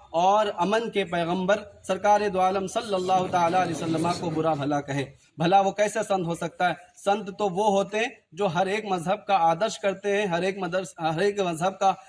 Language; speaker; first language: Urdu; native; Urdu